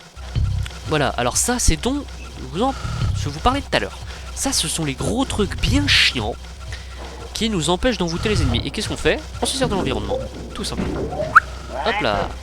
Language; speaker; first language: French; native; French